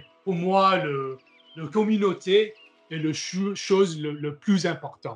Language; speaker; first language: French; non-native, learner; English